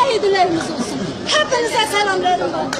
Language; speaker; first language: Turkish; non-native, local second language; Kurdish